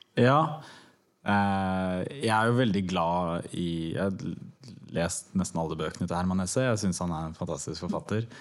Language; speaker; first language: Norwegian; early bilingual, other home language; Turkish